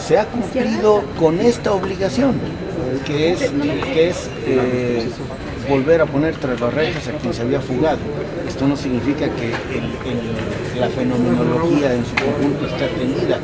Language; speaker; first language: Spanish; native; Spanish